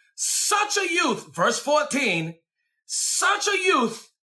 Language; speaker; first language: English; native; English